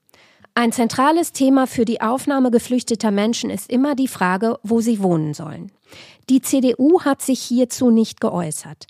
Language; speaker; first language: German; native; German